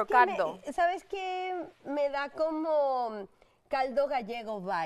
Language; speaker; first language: Spanish; native; Spanish